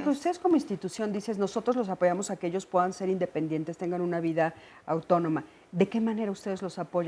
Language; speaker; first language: Spanish; native; Spanish